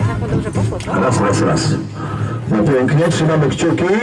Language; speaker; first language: Polish; native; Polish